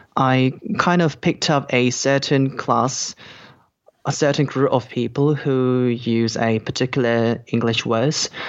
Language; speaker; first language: English; non-native, fluent; Korean